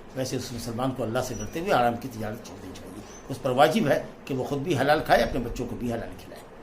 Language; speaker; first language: Urdu; native; Urdu